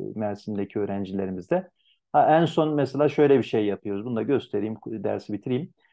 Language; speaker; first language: Turkish; native; Turkish